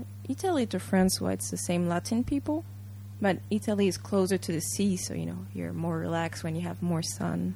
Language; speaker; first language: English; early bilingual, other home language; Japanese